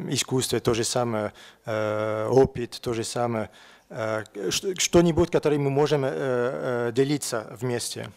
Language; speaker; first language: Russian; non-native, learner; French